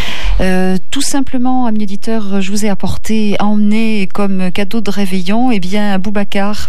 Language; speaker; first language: French; native; French